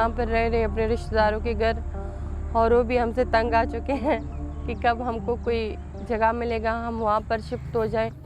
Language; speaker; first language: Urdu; non-native, fluent; Persian